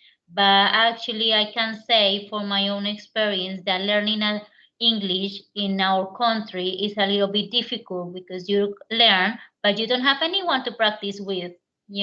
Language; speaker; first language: English; non-native, learner; Spanish